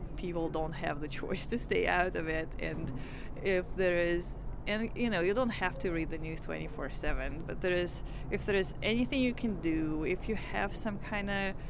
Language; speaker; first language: English; non-native, fluent; Russian